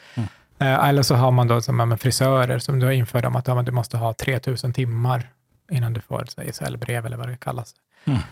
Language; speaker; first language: Swedish; early bilingual, other home language; Kurdish